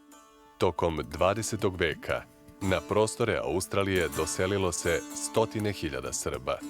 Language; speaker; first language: Bosnian; native; Bosnian